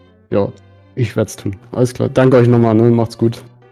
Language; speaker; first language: German; native; German